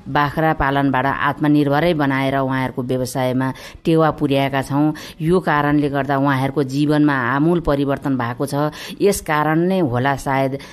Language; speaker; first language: Nepali; native; Nepali